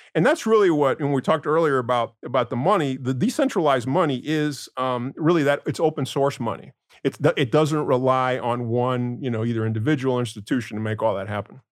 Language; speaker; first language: English; non-native, fluent; Spanish